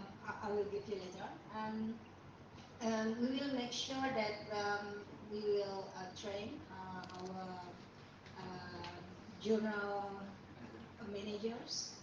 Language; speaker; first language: English; non-native, learner; Indonesian